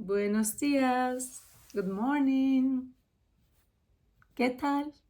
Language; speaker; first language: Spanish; non-native, learner; Turkish